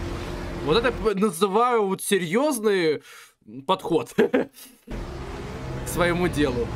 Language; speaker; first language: Russian; native; Russian